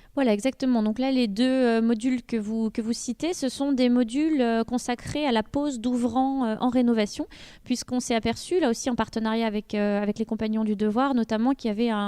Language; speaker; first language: French; native; French